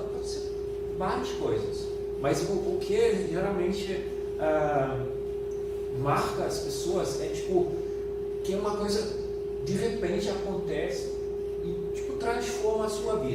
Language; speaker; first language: Portuguese; non-native, fluent; German